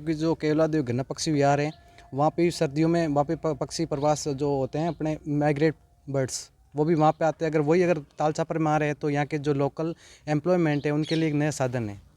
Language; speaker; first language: Hindi; native; Hindi